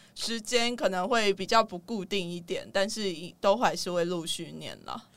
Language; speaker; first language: Chinese; non-native, local second language; Min Nan Chinese